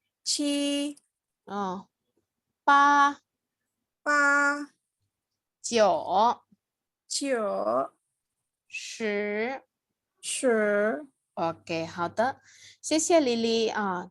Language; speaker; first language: Chinese; non-native, fluent; Indonesian